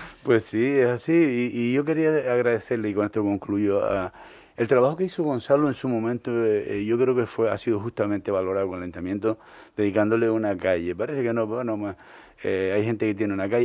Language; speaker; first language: Spanish; native; Spanish